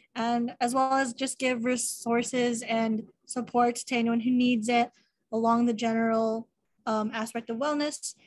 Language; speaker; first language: English; native; English